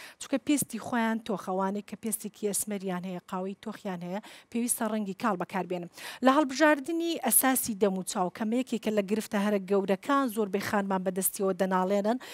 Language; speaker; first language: Central Kurdish; non-native, local second language; Kurdish